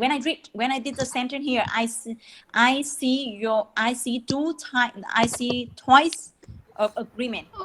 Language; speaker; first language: English; non-native, learner; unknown